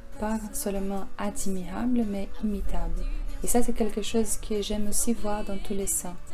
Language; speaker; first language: French; non-native, fluent; Portuguese